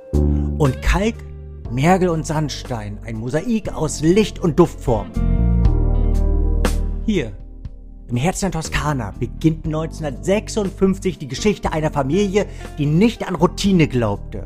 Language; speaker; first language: German; native; German